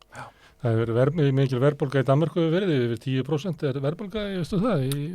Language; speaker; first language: Icelandic; native; Icelandic